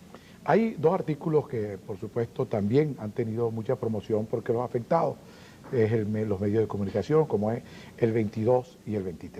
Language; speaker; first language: Spanish; native; Spanish